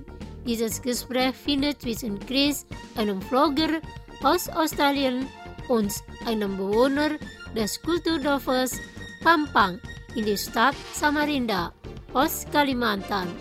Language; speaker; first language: German; non-native, fluent; Indonesian